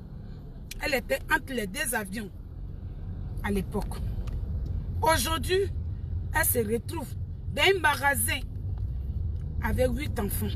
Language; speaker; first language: French; non-native, local second language; Dyula